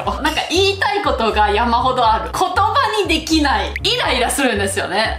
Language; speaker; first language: Japanese; non-native, fluent; German